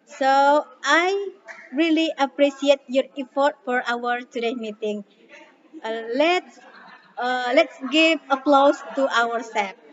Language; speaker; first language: English; non-native, fluent; Indonesian